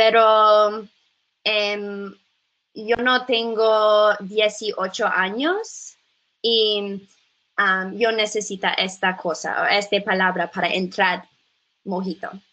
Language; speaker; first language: Spanish; non-native, learner; English